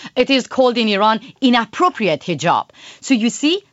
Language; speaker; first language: English; non-native, fluent; Persian